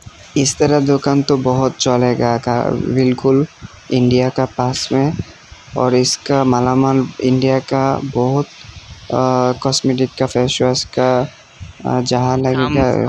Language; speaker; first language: Hindi; non-native, learner; Bangla